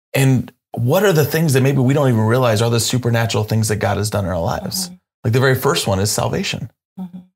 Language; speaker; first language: English; native; English